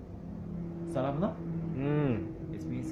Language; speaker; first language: English; non-native, learner; Chinese